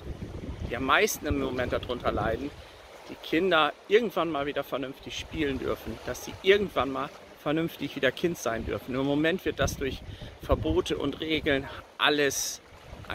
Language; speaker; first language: German; native; German